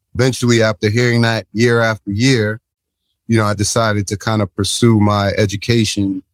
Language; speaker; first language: English; native; English